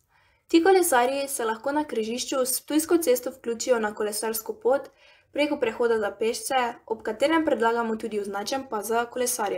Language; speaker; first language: Slovenian; native; Slovenian